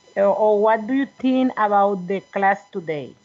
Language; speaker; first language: English; non-native, learner; Spanish